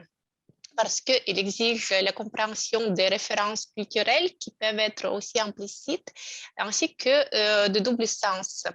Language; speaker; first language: French; non-native, fluent; Russian